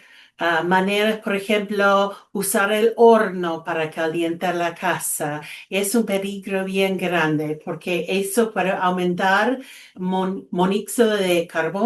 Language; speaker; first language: Spanish; non-native, fluent; English